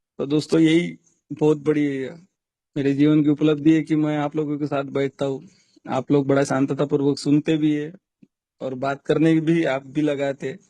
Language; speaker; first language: Hindi; non-native, local second language; Marathi